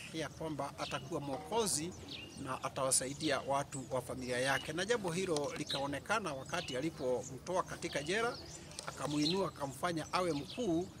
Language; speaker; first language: Swahili; non-native, local second language; Kikuyu